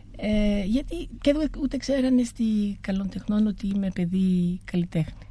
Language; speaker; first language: Greek; early bilingual, heritage; Greek